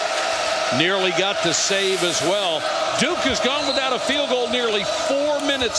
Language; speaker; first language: English; native; English